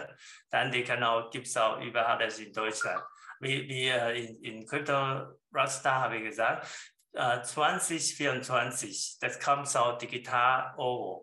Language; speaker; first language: German; non-native, learner; Chinese